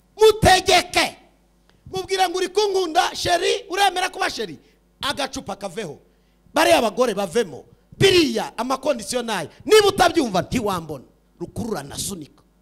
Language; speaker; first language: Kinyarwanda; early bilingual, heritage; Kinyarwanda